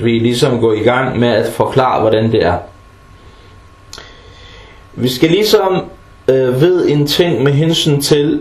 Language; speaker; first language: Danish; non-native, fluent; Arabic